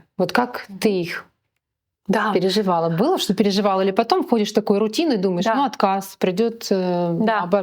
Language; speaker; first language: Russian; native; Russian